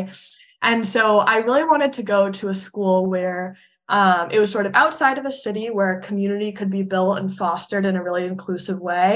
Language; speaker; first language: English; native; English